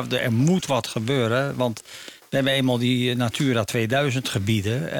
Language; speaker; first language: Dutch; native; Dutch